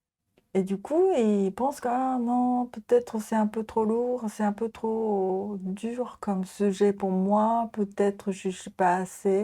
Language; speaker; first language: French; non-native, fluent; Japanese